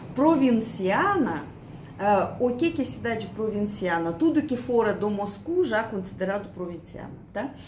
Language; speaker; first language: Portuguese; non-native, learner; Russian